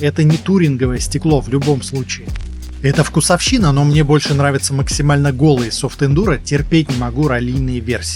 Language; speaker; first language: Russian; native; Russian